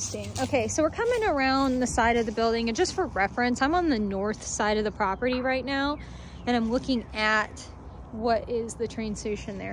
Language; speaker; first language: English; native; English